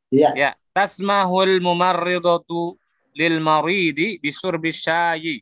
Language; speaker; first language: Indonesian; native; Indonesian